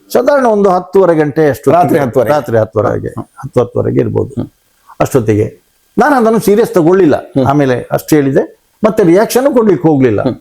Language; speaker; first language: Kannada; non-native, local second language; Tulu